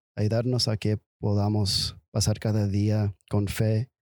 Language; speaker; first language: Spanish; non-native, fluent; English